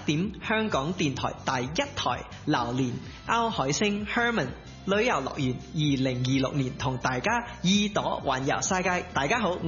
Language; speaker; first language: Cantonese; early bilingual, heritage; Cantonese